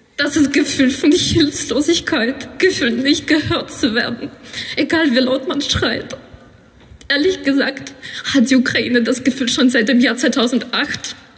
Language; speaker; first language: German; non-native, fluent; Ukrainian